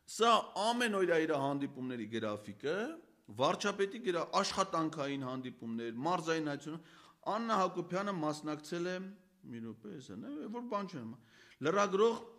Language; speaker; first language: Armenian; native; Armenian